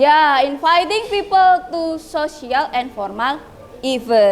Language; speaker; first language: English; non-native, learner; Indonesian